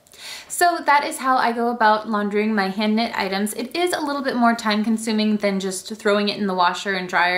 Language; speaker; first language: English; native; English